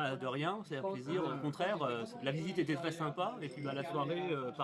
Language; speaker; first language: French; native; French